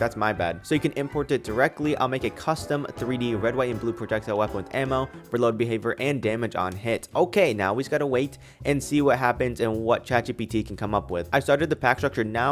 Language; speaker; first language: English; native; English